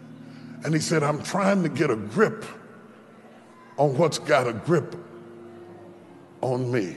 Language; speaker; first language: English; native; English